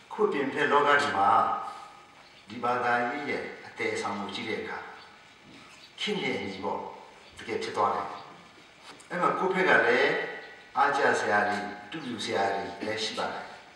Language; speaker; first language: Burmese; non-native, local second language; Hakha Chin